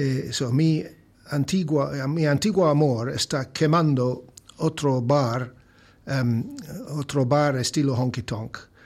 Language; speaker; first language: Spanish; non-native, fluent; English